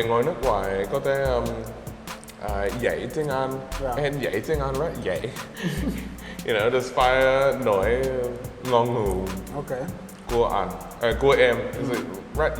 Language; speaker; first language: Vietnamese; non-native, learner; English